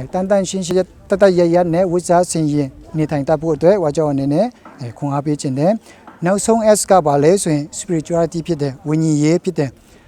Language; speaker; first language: Burmese; non-native, local second language; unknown